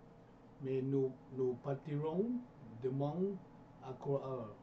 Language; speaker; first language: French; non-native, learner; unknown